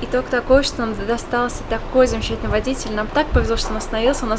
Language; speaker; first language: Russian; native; Russian